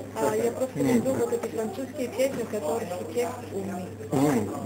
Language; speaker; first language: Russian; non-native, fluent; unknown